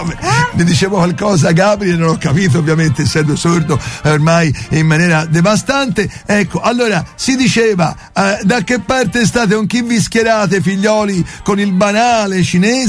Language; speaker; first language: Italian; native; Italian